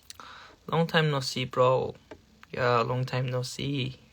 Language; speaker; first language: English; non-native, learner; Korean